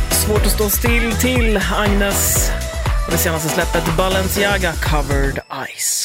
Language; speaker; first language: Swedish; native; Swedish